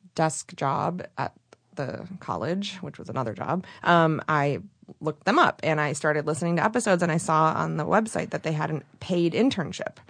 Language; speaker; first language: English; native; English